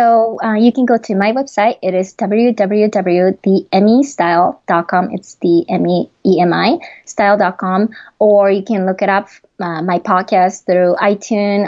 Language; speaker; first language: English; non-native, fluent; Japanese